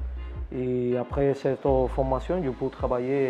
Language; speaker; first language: French; non-native, learner; Spanish